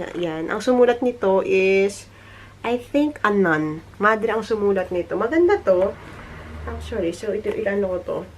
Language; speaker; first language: Filipino; native; Filipino